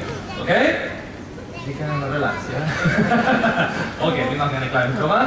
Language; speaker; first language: German; non-native, learner; French